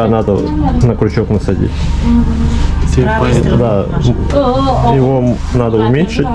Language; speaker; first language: Russian; native; Russian